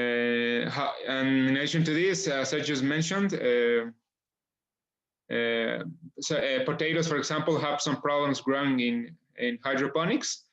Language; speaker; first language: English; non-native, fluent; Spanish